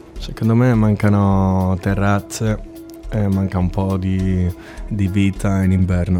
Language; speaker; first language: Italian; non-native, learner; Spanish